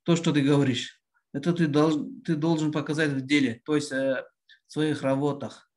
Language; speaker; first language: Russian; non-native, local second language; Kazakh